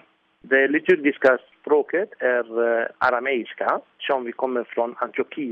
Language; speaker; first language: Swedish; non-native, fluent; Arabic